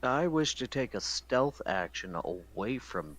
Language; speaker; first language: English; native; English